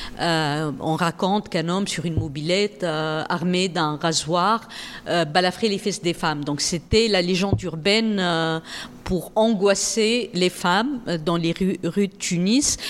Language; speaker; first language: French; non-native, local second language; Arabic